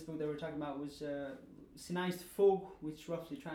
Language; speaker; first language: English; non-native, fluent; Portuguese